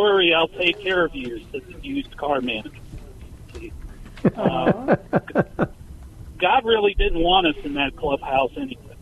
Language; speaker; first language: English; native; English